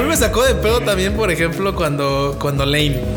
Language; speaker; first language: Spanish; native; Spanish